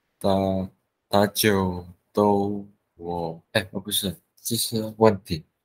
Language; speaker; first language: Chinese; non-native, learner; Vietnamese